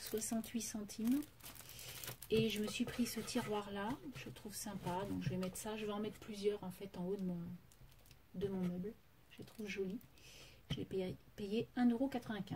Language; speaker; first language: French; native; French